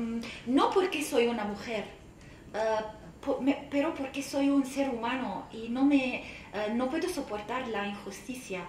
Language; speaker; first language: Spanish; non-native, fluent; Arabic